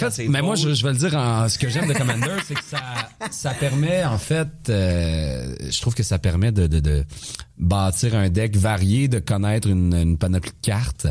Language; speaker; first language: French; native; French